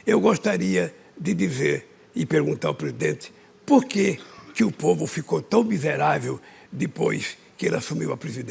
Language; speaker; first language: Portuguese; native; Portuguese